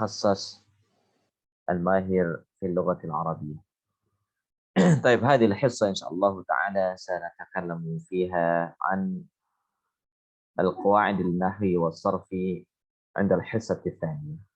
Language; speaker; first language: Arabic; non-native, fluent; Indonesian